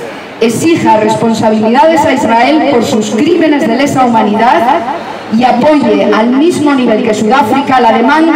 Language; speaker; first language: Spanish; native; Spanish